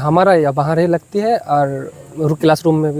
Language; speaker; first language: Hindi; non-native, local second language; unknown